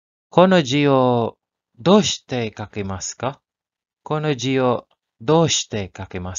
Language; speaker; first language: Japanese; non-native, learner; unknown